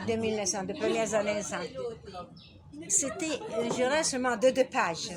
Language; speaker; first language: French; non-native, learner; Italian